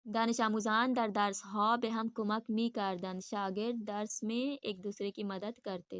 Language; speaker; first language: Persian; non-native, fluent; Urdu